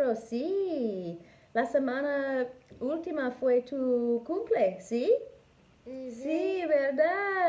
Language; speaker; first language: Spanish; non-native, learner; English